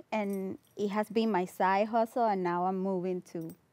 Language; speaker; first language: English; non-native, fluent; Spanish